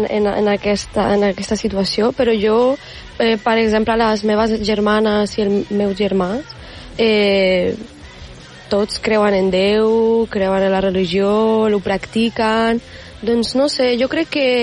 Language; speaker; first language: Catalan; non-native, local second language; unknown